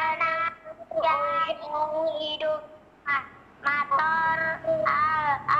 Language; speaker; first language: Arabic; non-native, learner; Indonesian